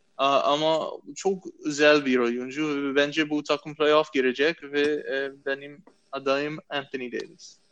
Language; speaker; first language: Turkish; non-native, fluent; English